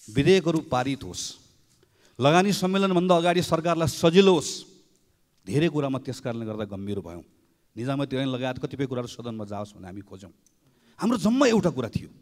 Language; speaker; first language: Nepali; native; Nepali